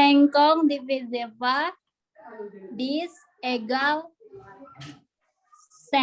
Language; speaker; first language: French; non-native, learner; Indonesian